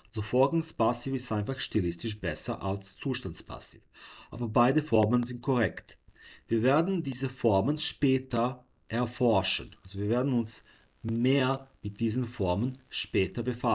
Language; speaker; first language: German; non-native, fluent; Serbian